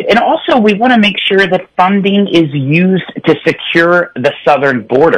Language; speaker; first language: English; native; English